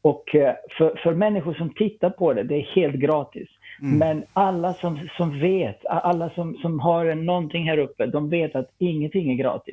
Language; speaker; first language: Swedish; non-native, fluent; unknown